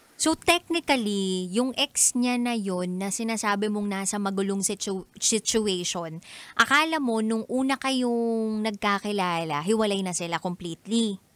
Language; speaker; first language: Filipino; native; Filipino